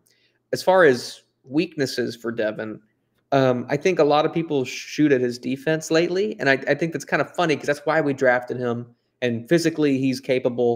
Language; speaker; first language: English; native; English